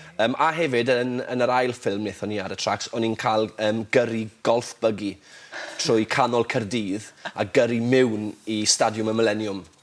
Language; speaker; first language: Welsh; native; Welsh